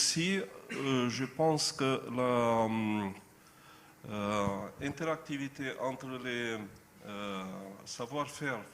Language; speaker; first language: French; non-native, fluent; Romanian